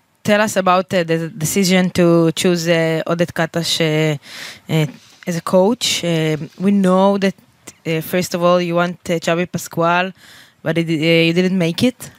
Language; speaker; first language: English; non-native, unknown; Hebrew